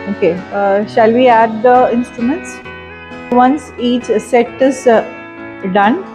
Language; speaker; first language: English; non-native, local second language; Malayalam